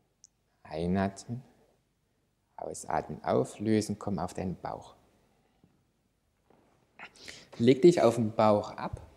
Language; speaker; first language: German; native; German